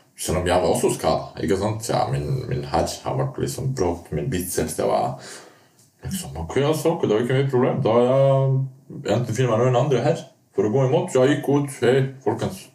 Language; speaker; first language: Norwegian; non-native, fluent; Bosnian